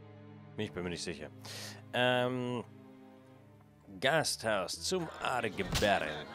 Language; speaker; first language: German; native; German